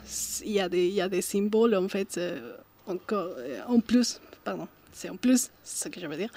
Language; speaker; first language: French; non-native, fluent; Spanish